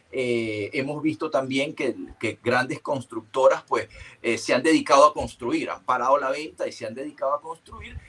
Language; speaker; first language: Spanish; native; Spanish